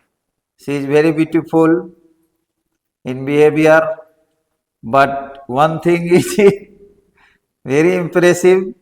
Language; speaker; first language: English; non-native, learner; Hindi